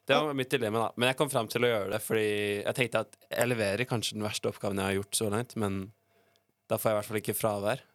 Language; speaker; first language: Norwegian; native; Norwegian